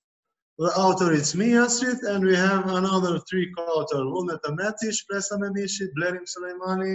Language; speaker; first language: English; non-native, learner; Albanian